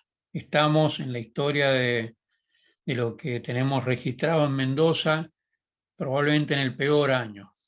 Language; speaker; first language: Spanish; native; Spanish